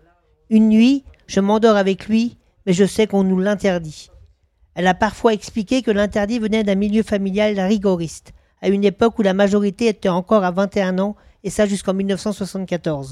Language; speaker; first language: French; native; French